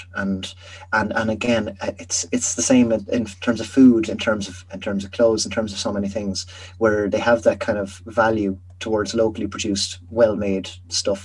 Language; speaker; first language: English; native; English